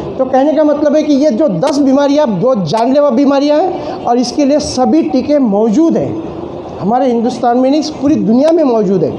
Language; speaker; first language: Hindi; non-native, local second language; Marathi